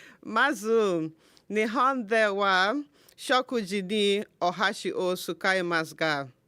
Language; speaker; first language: Japanese; non-native, learner; Igbo